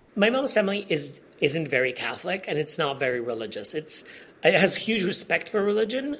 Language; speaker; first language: English; non-native, fluent; Polish